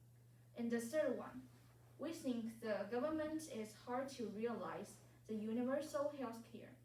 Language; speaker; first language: English; non-native, fluent; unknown